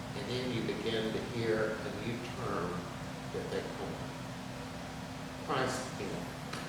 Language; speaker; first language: English; native; English